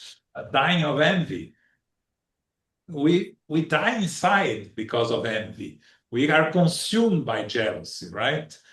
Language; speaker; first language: English; non-native, fluent; Portuguese